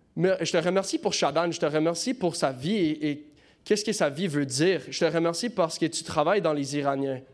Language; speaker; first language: French; non-native, local second language; English